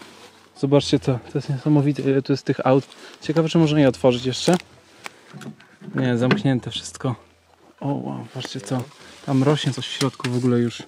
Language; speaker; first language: Polish; native; Polish